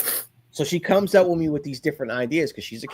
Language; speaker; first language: English; native; English